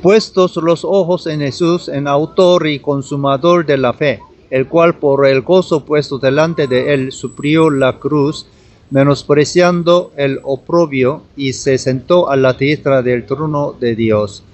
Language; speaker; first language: Spanish; non-native, learner; Korean